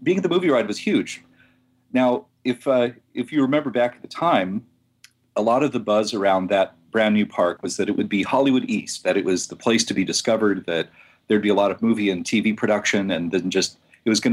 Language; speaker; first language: English; native; English